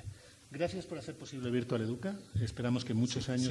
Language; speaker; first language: Spanish; native; Spanish